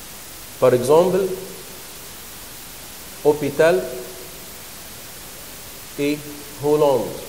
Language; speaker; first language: French; non-native, learner; Arabic